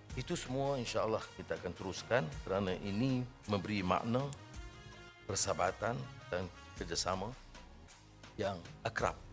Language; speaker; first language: Malay; native; Malay